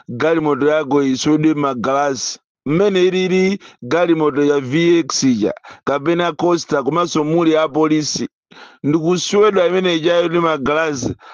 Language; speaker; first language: Nyanja; native; Nyanja